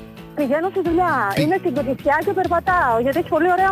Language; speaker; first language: Greek; native; Greek